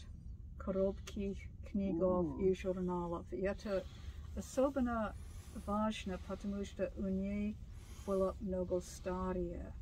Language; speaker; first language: Russian; non-native, learner; English